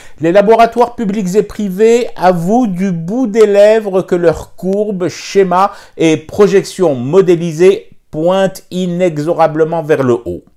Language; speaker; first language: French; non-native, local second language; Arabic